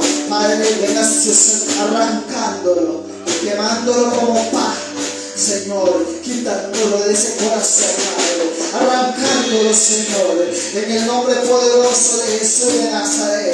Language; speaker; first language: Spanish; native; Spanish